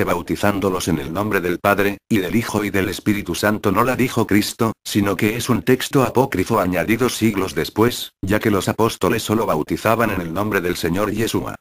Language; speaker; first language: Spanish; native; Spanish